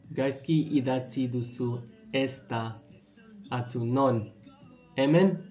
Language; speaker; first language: Basque; non-native, learner; English